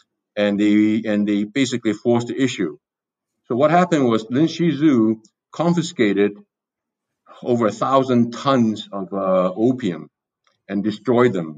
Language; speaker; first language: English; non-native, local second language; Cantonese